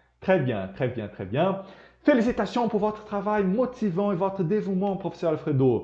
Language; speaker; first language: French; non-native, fluent; Portuguese